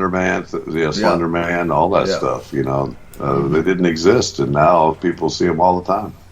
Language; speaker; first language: English; native; English